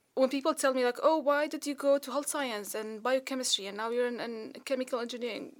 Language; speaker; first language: English; non-native, fluent; Arabic